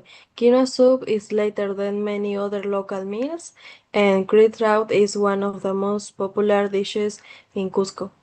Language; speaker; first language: English; non-native, learner; Spanish